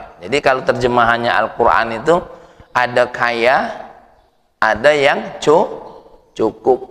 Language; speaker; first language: Indonesian; native; Indonesian